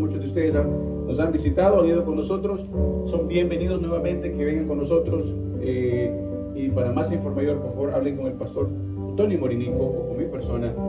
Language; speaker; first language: Spanish; native; Spanish